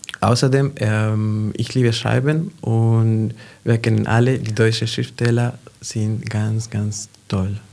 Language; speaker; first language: German; non-native, fluent; Spanish